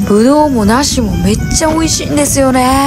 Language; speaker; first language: Japanese; native; Japanese